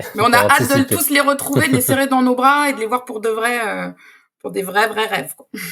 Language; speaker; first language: French; native; French